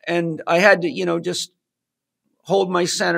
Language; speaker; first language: English; native; English